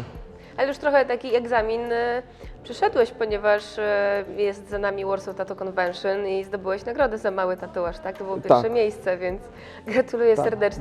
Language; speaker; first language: Polish; native; Polish